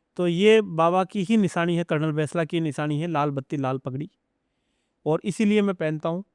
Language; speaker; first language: Hindi; native; Hindi